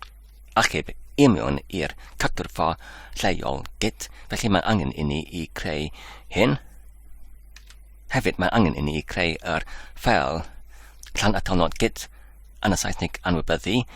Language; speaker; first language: Welsh; non-native, learner; English